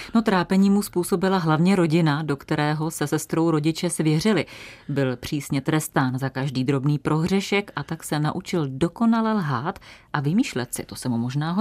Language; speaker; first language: Czech; native; Czech